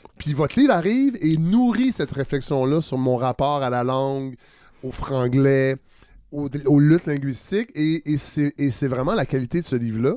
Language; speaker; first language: French; native; French